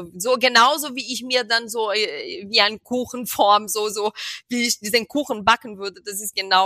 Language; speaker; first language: German; non-native, fluent; Portuguese